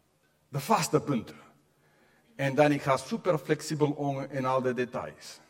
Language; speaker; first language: Dutch; non-native, fluent; English